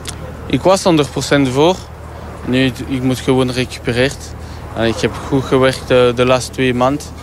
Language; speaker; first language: Dutch; non-native, learner; French